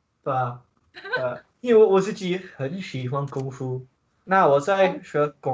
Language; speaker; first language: Chinese; non-native, learner; English